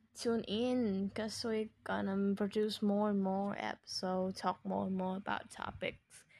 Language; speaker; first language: English; non-native, fluent; Vietnamese